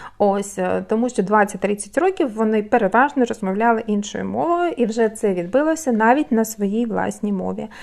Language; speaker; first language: Ukrainian; non-native, local second language; Russian